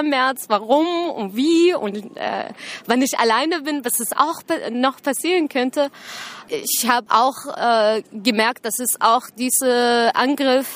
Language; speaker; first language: German; non-native, learner; Arabic